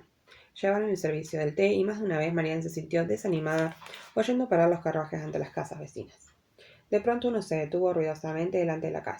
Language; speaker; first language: Spanish; native; Spanish